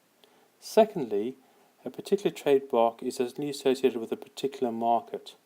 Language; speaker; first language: English; native; English